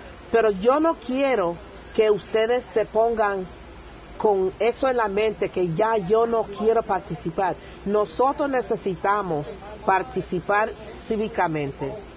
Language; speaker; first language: Spanish; native; Spanish